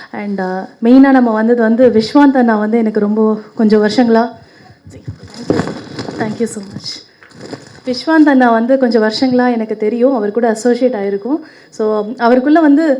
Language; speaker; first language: Tamil; native; Tamil